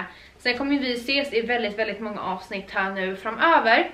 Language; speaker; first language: Swedish; native; Swedish